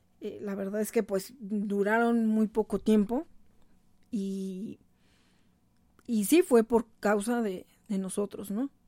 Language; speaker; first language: Spanish; native; Spanish